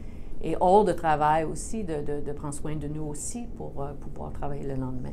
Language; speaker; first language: French; non-native, local second language; English